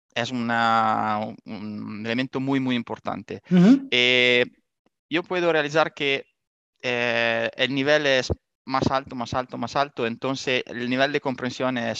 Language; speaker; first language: Spanish; non-native, learner; Italian